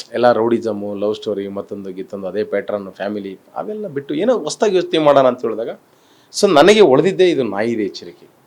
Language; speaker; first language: Kannada; native; Kannada